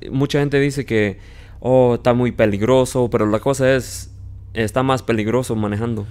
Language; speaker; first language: Spanish; early bilingual, heritage; Spanish